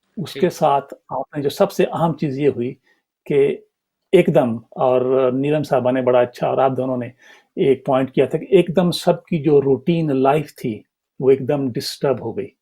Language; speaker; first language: Urdu; native; Urdu